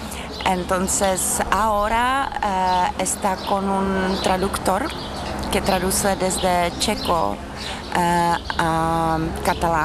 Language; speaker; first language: Spanish; non-native, fluent; Czech